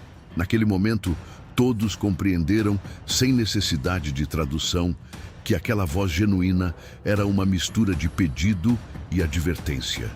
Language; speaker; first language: Portuguese; native; Portuguese